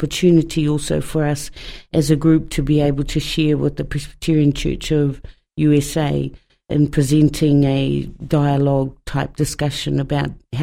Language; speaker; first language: English; native; English